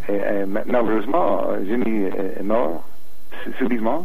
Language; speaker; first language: French; non-native, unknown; English